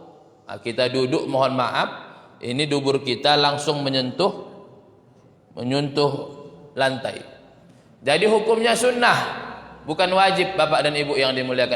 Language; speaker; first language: Indonesian; native; Indonesian